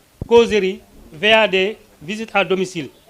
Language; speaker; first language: French; non-native, local second language; Wolof